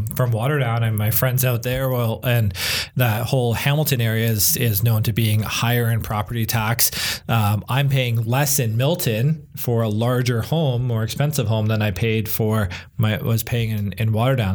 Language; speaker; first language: English; native; English